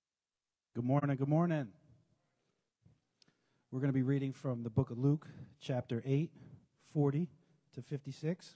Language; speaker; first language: English; native; English